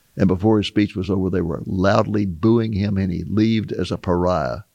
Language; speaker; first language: English; native; English